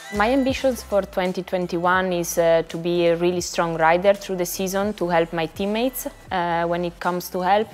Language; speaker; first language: English; non-native, fluent; Italian